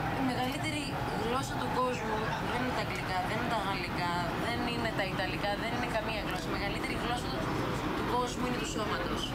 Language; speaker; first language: Greek; early bilingual, heritage; Greek